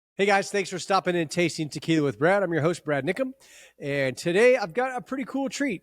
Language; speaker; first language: English; native; English